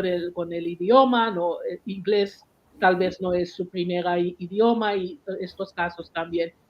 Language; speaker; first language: Spanish; non-native, learner; English